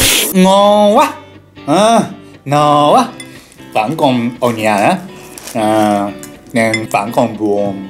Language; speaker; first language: Vietnamese; non-native, learner; Japanese